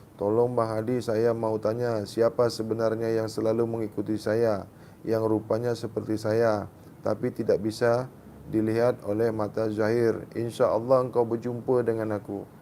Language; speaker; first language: Malay; native; Malay